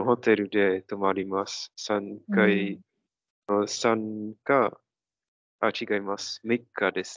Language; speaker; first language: Japanese; non-native, learner; Czech